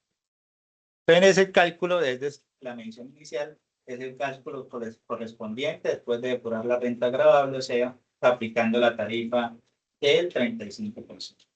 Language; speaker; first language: Spanish; native; Spanish